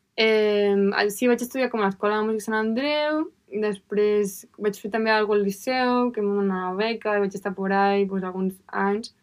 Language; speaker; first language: Catalan; native; Catalan